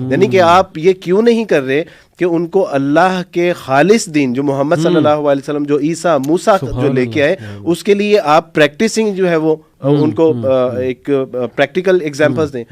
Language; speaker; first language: Urdu; non-native, local second language; Punjabi